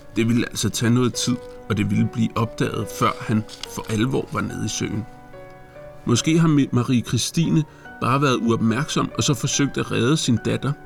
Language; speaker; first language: Danish; native; Danish